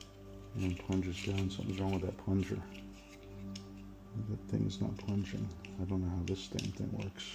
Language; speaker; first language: English; native; English